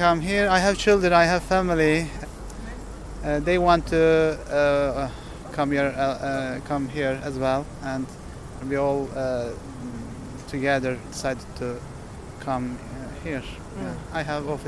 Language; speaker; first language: English; non-native, learner; Turkish